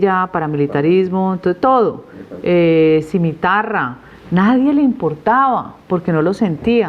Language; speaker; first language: Spanish; native; Spanish